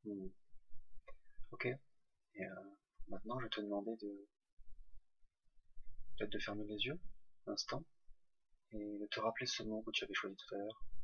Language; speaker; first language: French; native; French